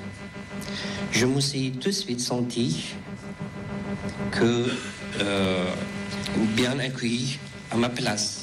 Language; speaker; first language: French; non-native, fluent; Persian